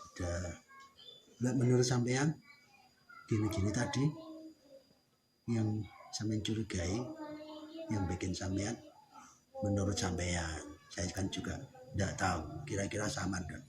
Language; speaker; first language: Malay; non-native, local second language; Javanese